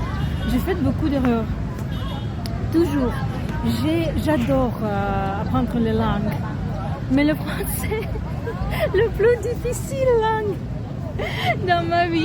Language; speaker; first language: French; non-native, learner; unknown